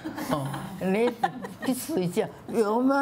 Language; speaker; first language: Chinese; non-native, local second language; Min Nan Chinese